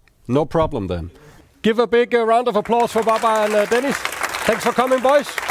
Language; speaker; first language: English; non-native, fluent; Danish